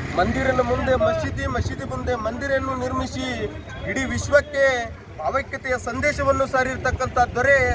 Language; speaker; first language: Kannada; non-native, local second language; Urdu